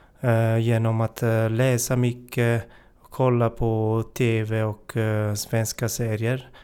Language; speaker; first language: Swedish; non-native, learner; Italian